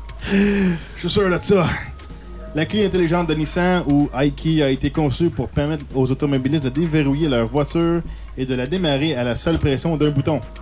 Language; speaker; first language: French; native; French